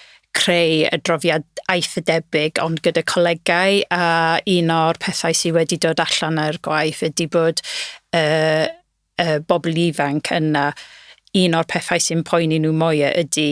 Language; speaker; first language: Welsh; non-native, local second language; English